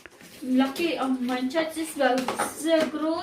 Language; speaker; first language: German; non-native, learner; Filipino